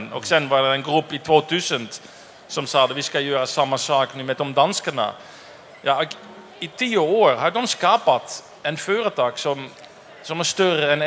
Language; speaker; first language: Swedish; non-native, fluent; Dutch